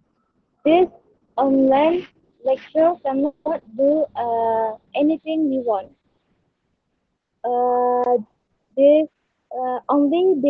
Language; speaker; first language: English; non-native, learner; Indonesian